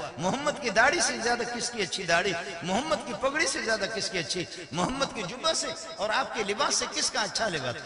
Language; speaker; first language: Urdu; non-native, local second language; Brahui